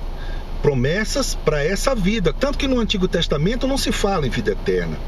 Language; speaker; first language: Portuguese; native; Portuguese